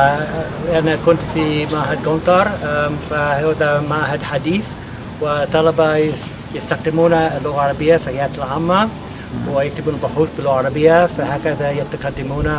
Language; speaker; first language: Arabic; non-native, fluent; English